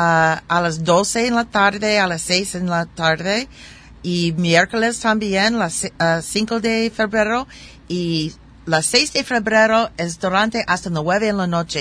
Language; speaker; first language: Spanish; non-native, learner; German